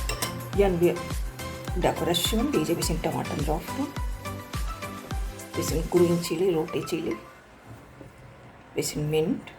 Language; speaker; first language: German; non-native, learner; Hindi